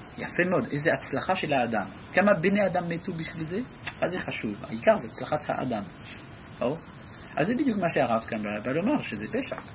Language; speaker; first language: Hebrew; non-native, fluent; French